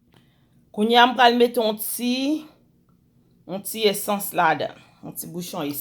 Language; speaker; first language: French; non-native, learner; Haitian Creole